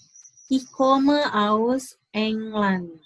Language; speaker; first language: German; non-native, fluent; Indonesian